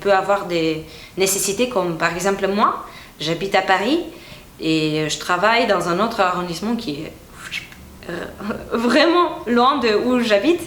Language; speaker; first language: French; non-native, fluent; Romanian